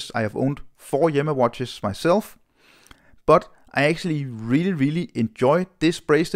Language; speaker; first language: English; non-native, fluent; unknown